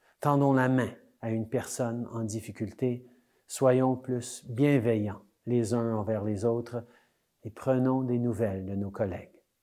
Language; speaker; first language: French; native; French